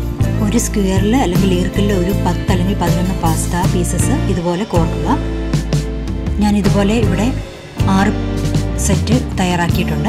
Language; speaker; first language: Malayalam; native; Malayalam